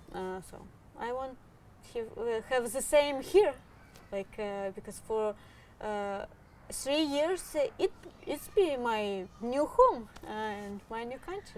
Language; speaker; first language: English; non-native, learner; Ukrainian